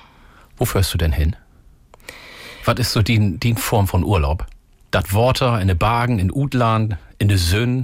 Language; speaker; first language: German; native; German